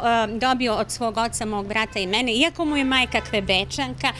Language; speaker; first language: Bosnian; native; Bosnian